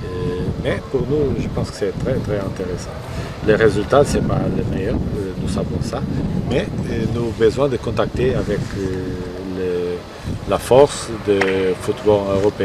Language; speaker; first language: French; non-native, fluent; Portuguese